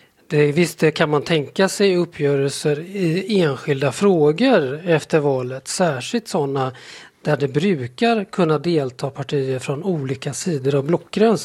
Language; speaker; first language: Swedish; native; Swedish